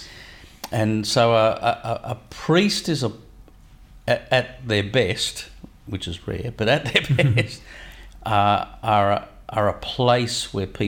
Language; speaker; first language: English; native; English